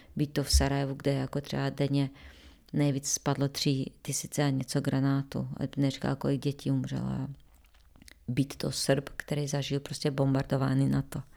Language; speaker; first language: Czech; non-native, fluent; Bosnian